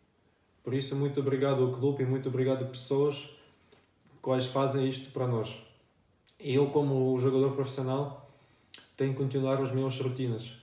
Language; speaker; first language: Portuguese; non-native, fluent; Russian